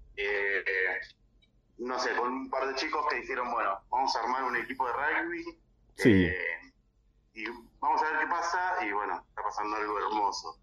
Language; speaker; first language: Spanish; native; Spanish